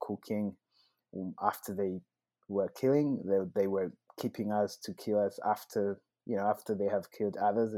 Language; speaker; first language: English; non-native, local second language; Kinyarwanda